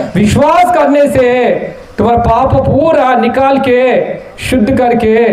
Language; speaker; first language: Hindi; non-native, local second language; Telugu